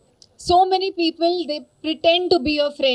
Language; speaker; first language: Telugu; non-native, learner; Hindi